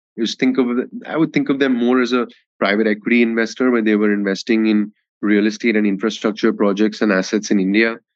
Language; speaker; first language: English; non-native, local second language; Hindi